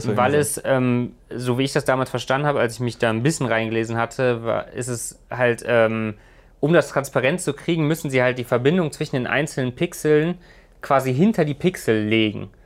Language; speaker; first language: German; native; German